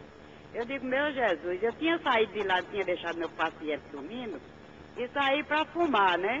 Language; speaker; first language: Portuguese; native; Portuguese